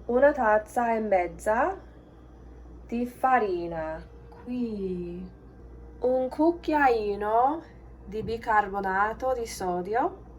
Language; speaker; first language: Italian; non-native, learner; English